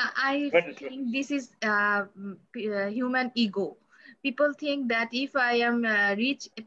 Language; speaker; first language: English; non-native, learner; Bangla